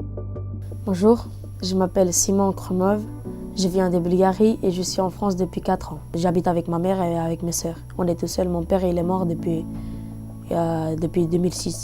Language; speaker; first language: French; early bilingual, other home language; Bulgarian